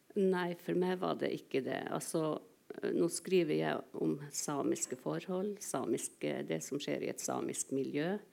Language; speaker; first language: Norwegian; non-native, local second language; Northern Sami